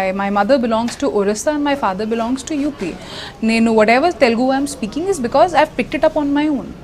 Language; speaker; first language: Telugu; non-native, local second language; Hindi